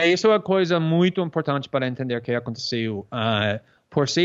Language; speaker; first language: Portuguese; non-native, fluent; English